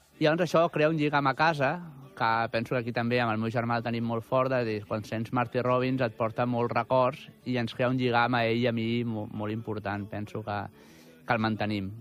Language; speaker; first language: Catalan; native; Catalan